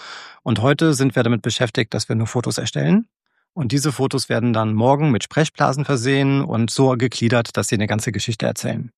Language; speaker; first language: German; native; German